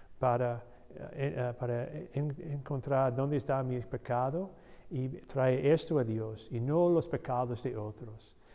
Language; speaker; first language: Spanish; non-native, learner; English